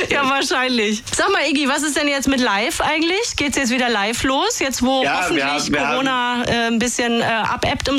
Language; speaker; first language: German; native; German